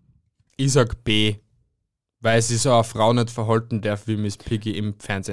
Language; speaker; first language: German; native; German